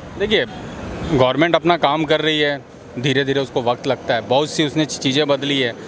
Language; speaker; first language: Hindi; native; Hindi